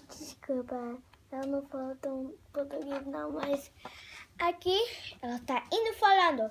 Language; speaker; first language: Portuguese; early bilingual, heritage; Portuguese